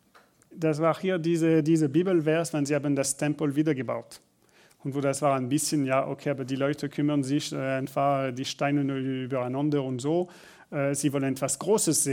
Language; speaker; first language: German; non-native, learner; French